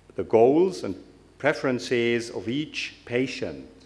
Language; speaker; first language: English; non-native, fluent; German